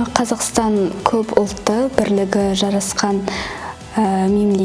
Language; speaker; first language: Kazakh; non-native, local second language; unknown